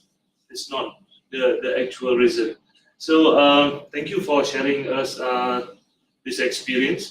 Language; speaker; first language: English; non-native, local second language; Malay